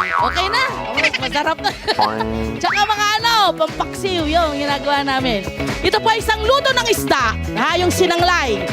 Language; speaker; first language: Filipino; native; Filipino